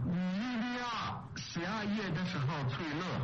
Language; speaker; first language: Chinese; non-native, learner; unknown